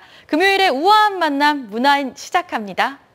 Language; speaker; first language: Korean; native; Korean